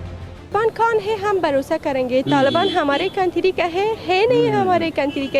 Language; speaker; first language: Hindi; non-native, fluent; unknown